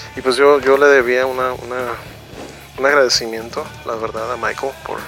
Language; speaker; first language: Spanish; native; Spanish